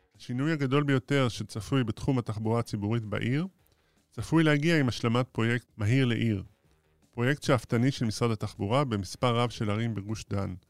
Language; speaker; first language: Hebrew; native; Hebrew